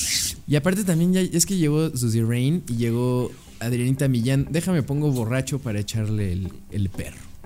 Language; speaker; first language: Spanish; native; Spanish